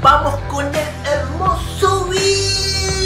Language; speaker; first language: Spanish; native; Spanish